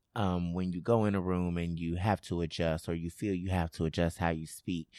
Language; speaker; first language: English; native; English